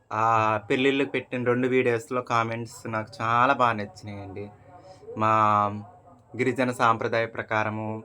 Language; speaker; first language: Telugu; non-native, local second language; Koya